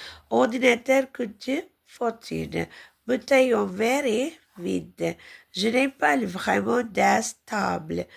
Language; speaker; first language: French; non-native, learner; Tamil